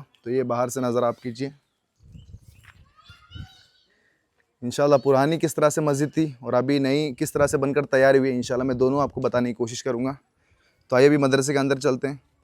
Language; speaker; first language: Hindi; native; Hindi